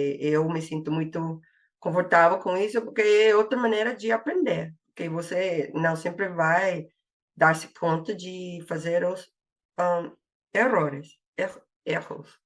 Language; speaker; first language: Portuguese; non-native, fluent; English